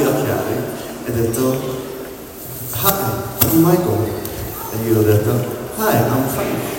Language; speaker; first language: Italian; non-native, learner; English